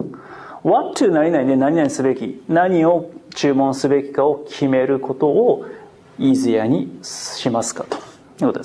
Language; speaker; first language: Japanese; native; Japanese